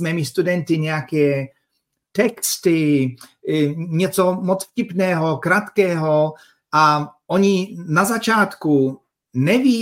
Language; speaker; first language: Czech; non-native, fluent; Polish